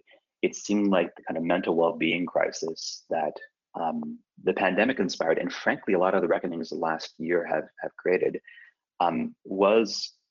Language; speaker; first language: English; native; English